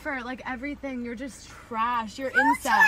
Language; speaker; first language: English; native; English